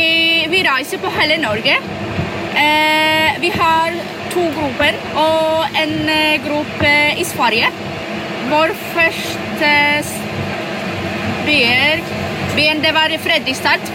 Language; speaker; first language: Norwegian; non-native, learner; Polish